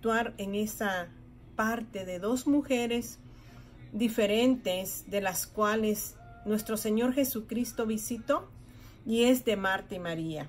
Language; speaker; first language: Spanish; native; Spanish